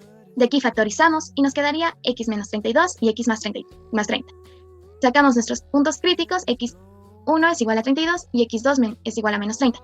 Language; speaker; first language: Spanish; native; Spanish